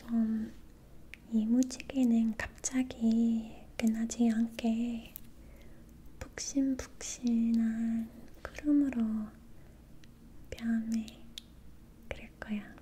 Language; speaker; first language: Korean; non-native, learner; English